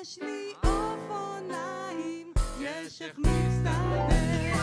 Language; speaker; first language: Hebrew; non-native, learner; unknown